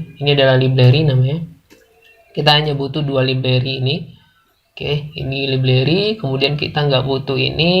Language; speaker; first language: Indonesian; native; Indonesian